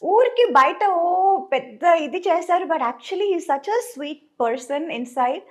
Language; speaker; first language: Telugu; non-native, local second language; Tamil